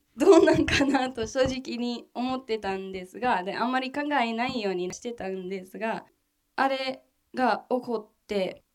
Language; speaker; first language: Japanese; non-native, fluent; English